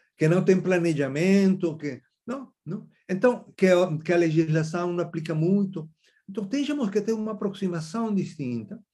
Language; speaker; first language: Portuguese; non-native, fluent; Spanish